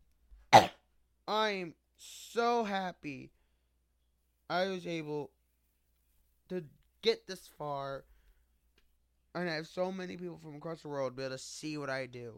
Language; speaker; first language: English; native; English